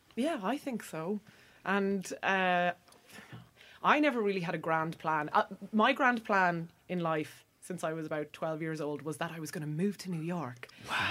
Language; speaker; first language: English; native; English